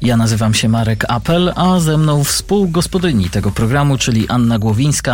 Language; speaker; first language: Polish; native; Polish